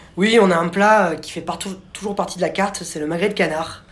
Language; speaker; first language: French; native; French